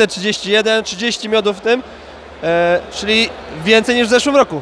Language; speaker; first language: Polish; native; Polish